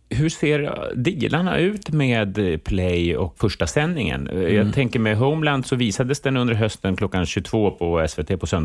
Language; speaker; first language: Swedish; native; Swedish